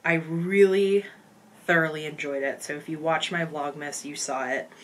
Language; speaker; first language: English; native; English